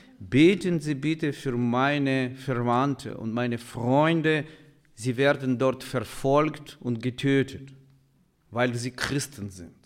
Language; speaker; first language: German; non-native, fluent; Russian